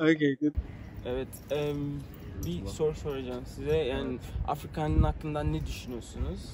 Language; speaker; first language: Turkish; non-native, learner; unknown